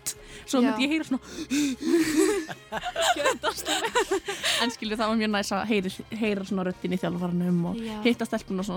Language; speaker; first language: Icelandic; native; Icelandic